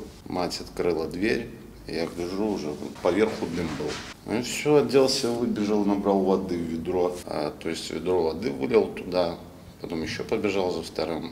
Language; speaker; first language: Russian; native; Russian